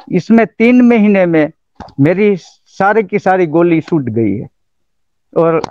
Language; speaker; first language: Hindi; non-native, local second language; Gujarati